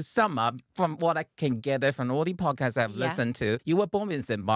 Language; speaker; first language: English; non-native, fluent; Chinese